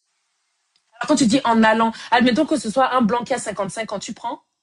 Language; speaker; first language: French; native; French